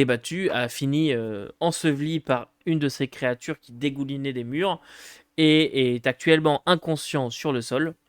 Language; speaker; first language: French; native; French